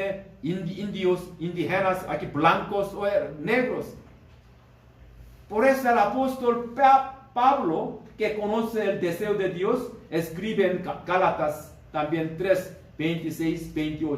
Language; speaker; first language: Spanish; non-native, learner; Korean